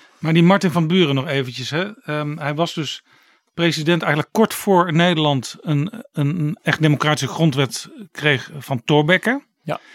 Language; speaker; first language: Dutch; native; Dutch